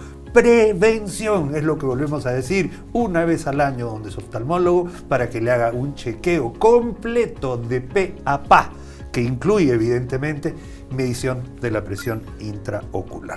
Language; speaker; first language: Spanish; native; Spanish